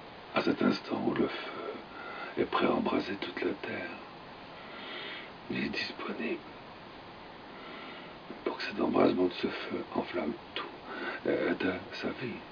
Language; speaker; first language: French; native; French